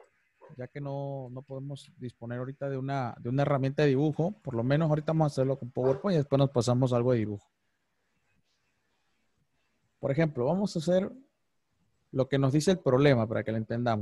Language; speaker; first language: Spanish; native; Spanish